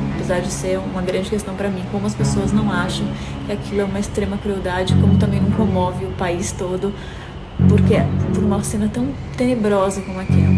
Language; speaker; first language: Portuguese; native; Portuguese